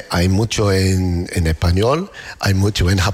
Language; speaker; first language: Spanish; non-native, learner; English